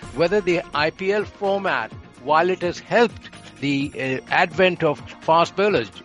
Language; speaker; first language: English; non-native, local second language; Bangla